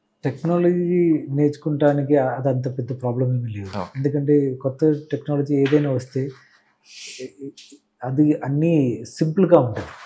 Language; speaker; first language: Telugu; non-native, learner; Malayalam